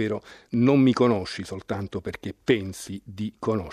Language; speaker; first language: Italian; native; Italian